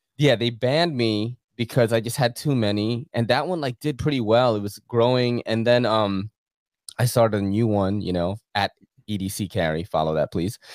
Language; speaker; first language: English; early bilingual, other home language; Filipino